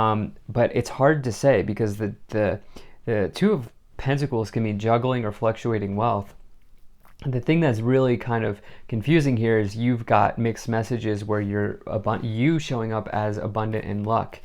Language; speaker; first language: English; native; English